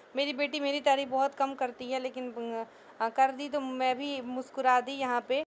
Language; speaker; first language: Hindi; native; Hindi